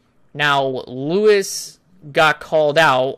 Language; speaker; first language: English; native; English